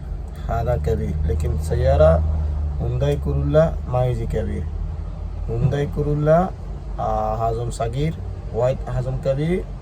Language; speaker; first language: Arabic; non-native, learner; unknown